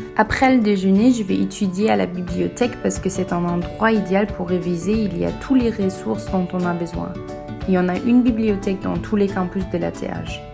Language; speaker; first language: French; native; French